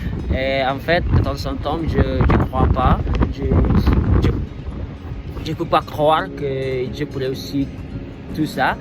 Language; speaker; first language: French; non-native, learner; Indonesian